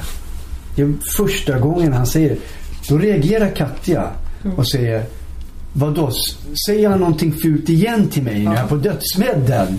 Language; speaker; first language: Swedish; early bilingual, other home language; Syriac